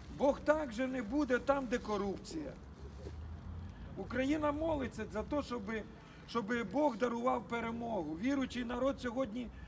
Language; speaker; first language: Ukrainian; native; Ukrainian